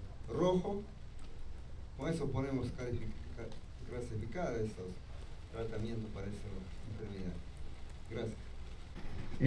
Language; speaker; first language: Spanish; non-native, local second language; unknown